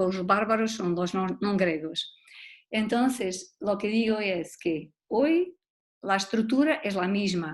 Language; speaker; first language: Spanish; non-native, learner; Portuguese